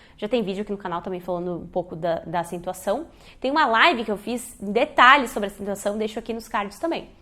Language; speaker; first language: Portuguese; native; Portuguese